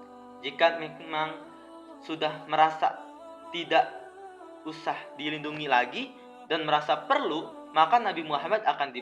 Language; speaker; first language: Indonesian; native; Indonesian